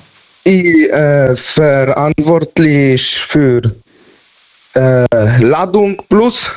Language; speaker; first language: German; non-native, learner; Polish